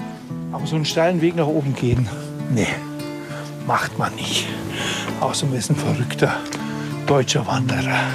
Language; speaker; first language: German; native; German